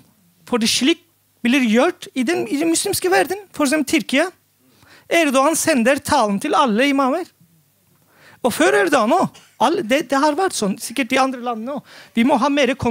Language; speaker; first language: Norwegian; non-native, fluent; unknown